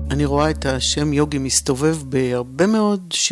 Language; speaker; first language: Hebrew; native; Hebrew